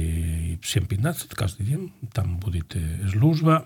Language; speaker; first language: Russian; non-native, fluent; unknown